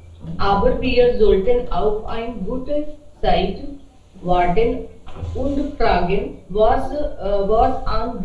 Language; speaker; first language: German; non-native, learner; Hindi